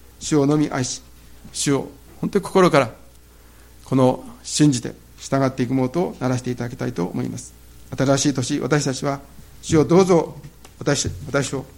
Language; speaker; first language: Japanese; native; Japanese